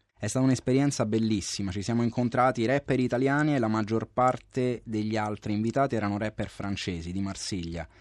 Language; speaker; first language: Italian; native; Italian